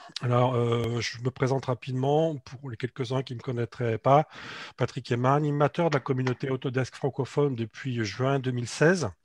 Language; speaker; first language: French; native; French